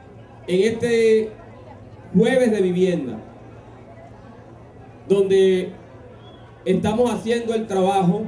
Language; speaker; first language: Spanish; native; Spanish